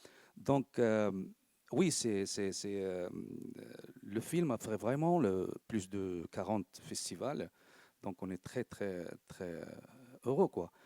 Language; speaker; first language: French; non-native, local second language; Arabic